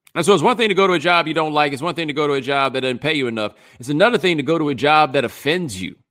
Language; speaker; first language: English; native; English